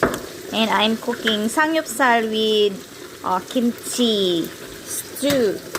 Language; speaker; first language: English; non-native, learner; Filipino